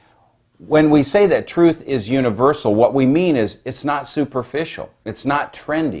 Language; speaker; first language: English; native; English